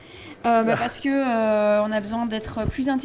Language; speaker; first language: French; native; French